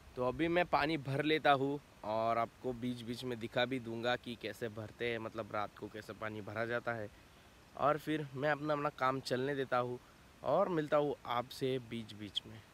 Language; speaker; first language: Hindi; non-native, local second language; Marathi